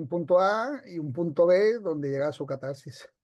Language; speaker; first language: Spanish; native; Spanish